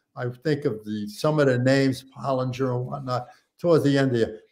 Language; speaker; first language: English; native; English